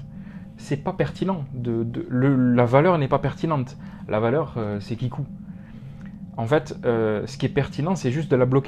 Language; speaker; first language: French; native; French